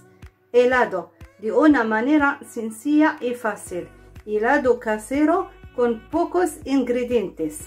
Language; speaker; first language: Spanish; non-native, fluent; Arabic